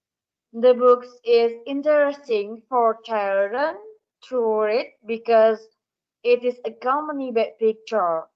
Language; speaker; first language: English; non-native, learner; Indonesian